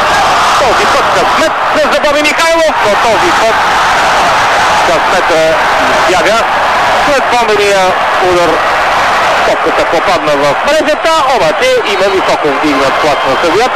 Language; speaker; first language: Bulgarian; native; Bulgarian